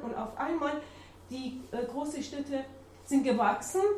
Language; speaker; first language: German; non-native, learner; Persian